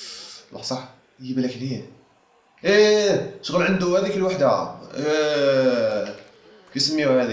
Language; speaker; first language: Arabic; native; Arabic